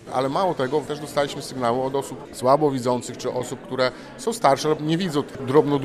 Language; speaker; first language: Polish; native; Polish